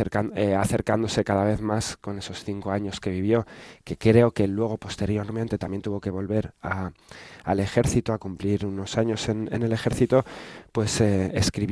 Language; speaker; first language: Spanish; native; Spanish